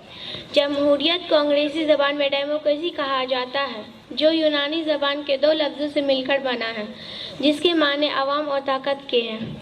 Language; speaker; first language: Hindi; native; Hindi